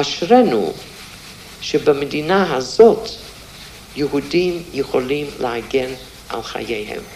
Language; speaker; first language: Hebrew; non-native, fluent; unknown